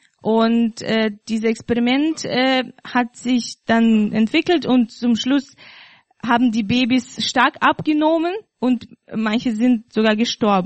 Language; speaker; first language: German; non-native, fluent; Russian